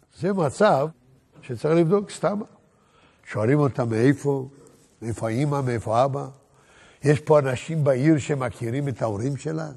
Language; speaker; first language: Hebrew; native; Hebrew